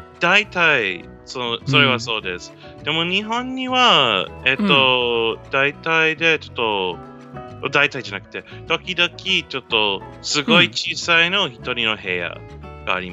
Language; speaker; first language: Japanese; non-native, learner; English